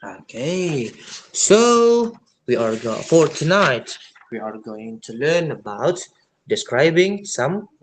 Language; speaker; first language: English; non-native, fluent; Indonesian